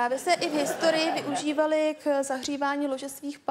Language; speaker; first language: Czech; native; Czech